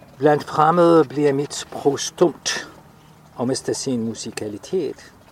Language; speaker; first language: Danish; non-native, fluent; Arabic